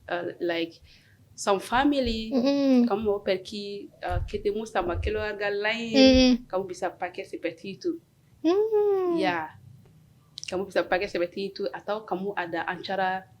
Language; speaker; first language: Indonesian; non-native, learner; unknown